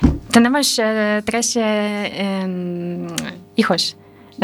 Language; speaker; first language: Spanish; non-native, learner; Russian